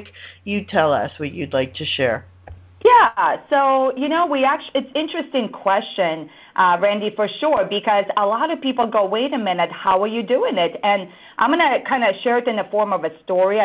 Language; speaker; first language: English; non-native, fluent; Russian